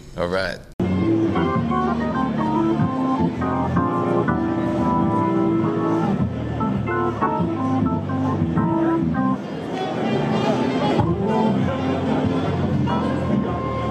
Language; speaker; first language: English; native; English